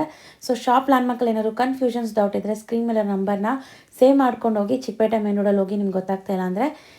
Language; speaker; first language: Kannada; native; Kannada